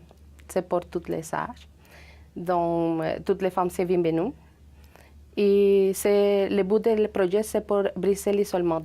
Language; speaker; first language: French; non-native, fluent; Spanish